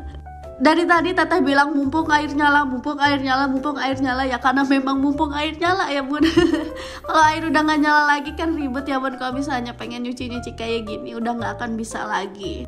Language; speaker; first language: Indonesian; non-native, local second language; Sundanese